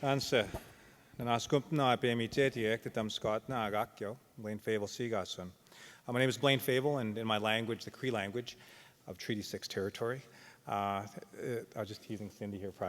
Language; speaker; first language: English; native; English